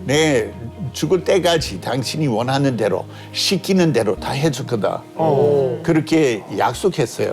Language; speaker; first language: Korean; non-native, fluent; English